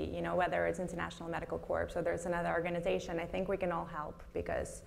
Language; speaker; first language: English; non-native, fluent; Russian